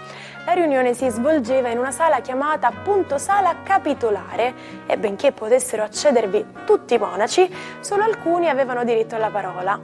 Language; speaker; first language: Italian; native; Italian